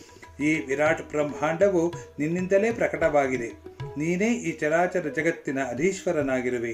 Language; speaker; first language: Kannada; native; Kannada